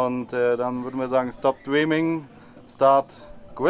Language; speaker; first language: German; native; German